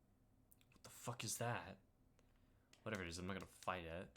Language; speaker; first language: English; native; English